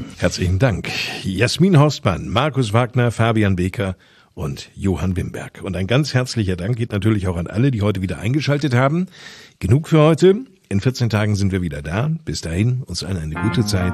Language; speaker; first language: German; native; German